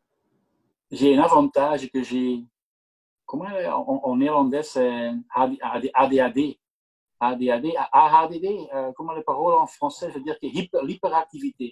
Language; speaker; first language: French; non-native, local second language; Dutch